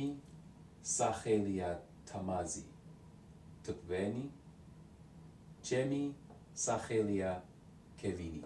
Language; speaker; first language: Georgian; non-native, learner; English